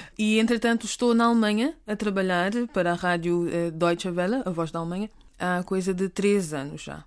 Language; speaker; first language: Portuguese; native; Portuguese